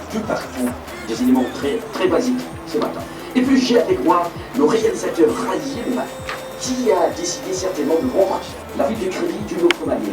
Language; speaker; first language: French; native; French